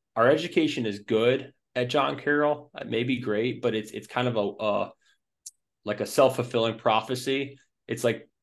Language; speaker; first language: English; native; English